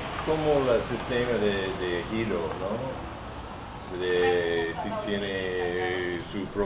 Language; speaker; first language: Spanish; non-native, learner; English